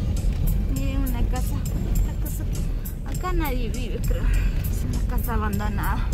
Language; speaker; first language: Spanish; native; Spanish